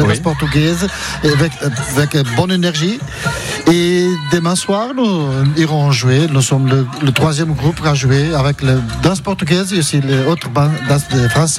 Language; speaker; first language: French; non-native, learner; Portuguese